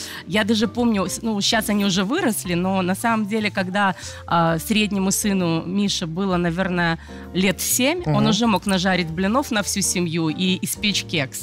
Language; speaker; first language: Russian; native; Russian